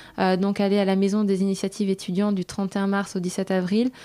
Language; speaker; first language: French; native; French